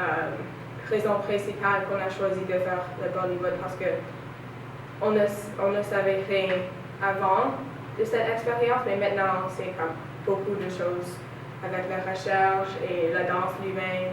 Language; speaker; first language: French; non-native, learner; English